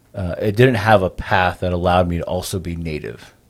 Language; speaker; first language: English; native; English